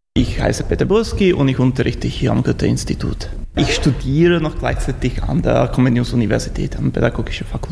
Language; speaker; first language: German; non-native, fluent; Slovak